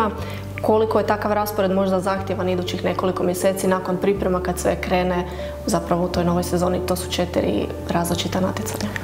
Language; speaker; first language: Croatian; native; Croatian